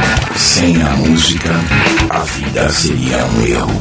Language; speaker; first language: Portuguese; native; Portuguese